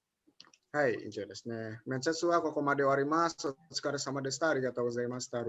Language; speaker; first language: Japanese; non-native, fluent; Indonesian